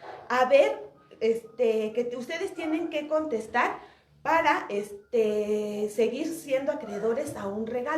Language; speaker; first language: Spanish; native; Spanish